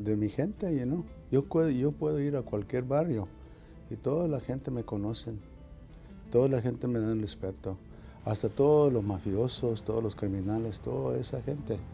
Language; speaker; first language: Spanish; early bilingual, heritage; Spanish